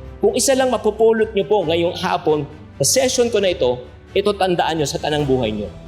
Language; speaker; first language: Filipino; native; Filipino